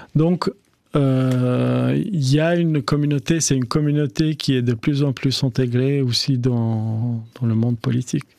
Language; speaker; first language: French; non-native, fluent; Albanian